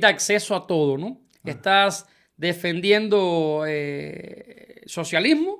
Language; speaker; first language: Spanish; native; Spanish